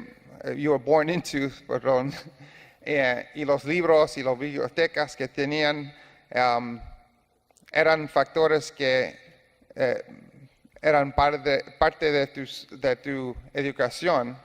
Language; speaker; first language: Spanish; non-native, learner; English